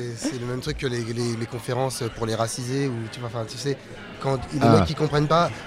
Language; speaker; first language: French; native; French